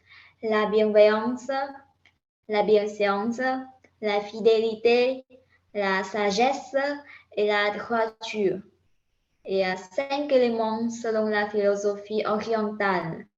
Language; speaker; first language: French; non-native, learner; Vietnamese